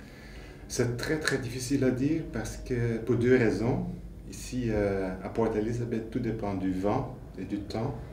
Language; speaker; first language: French; non-native, fluent; Dutch